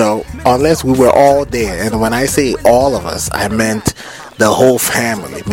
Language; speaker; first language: English; non-native, local second language; Akan